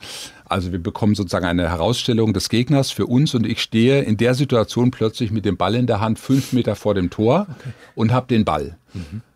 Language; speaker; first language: German; native; German